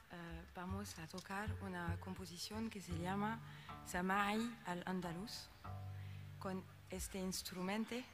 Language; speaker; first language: Spanish; non-native, learner; French